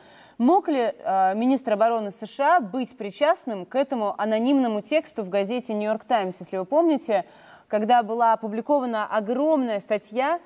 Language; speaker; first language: Russian; native; Russian